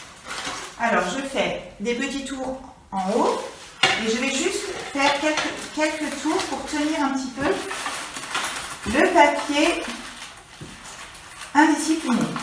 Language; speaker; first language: French; native; French